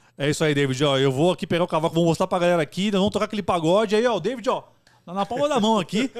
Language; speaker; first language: Portuguese; native; Portuguese